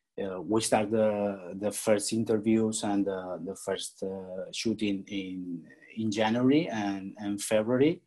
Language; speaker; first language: English; non-native, learner; Spanish